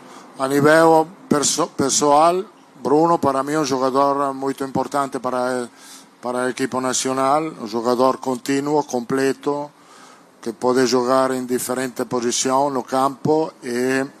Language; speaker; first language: Portuguese; non-native, learner; Italian